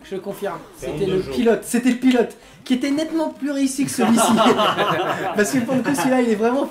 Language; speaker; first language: French; native; French